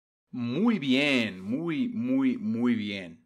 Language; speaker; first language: Spanish; non-native, fluent; English